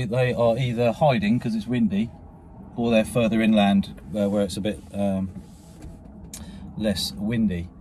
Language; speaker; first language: English; native; English